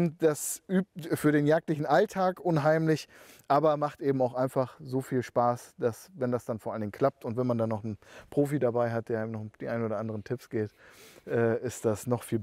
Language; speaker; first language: German; native; German